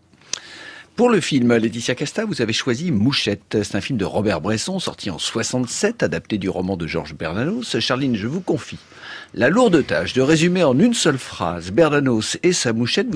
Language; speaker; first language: French; native; French